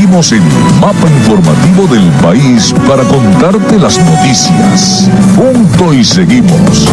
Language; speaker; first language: Spanish; native; Spanish